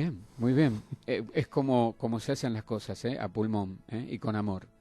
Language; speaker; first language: Spanish; native; Spanish